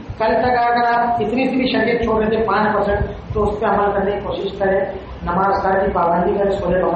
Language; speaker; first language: Urdu; native; Urdu